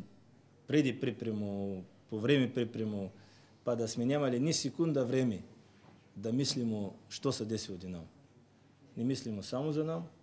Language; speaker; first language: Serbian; non-native, learner; Bulgarian